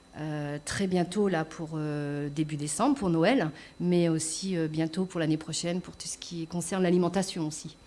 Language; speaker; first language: French; native; French